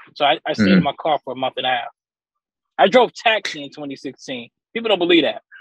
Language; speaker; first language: English; native; English